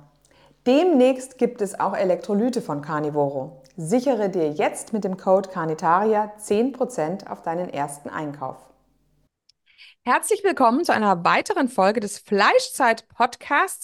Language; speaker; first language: German; native; German